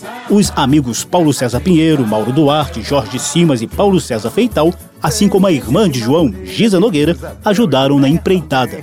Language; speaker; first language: Portuguese; native; Portuguese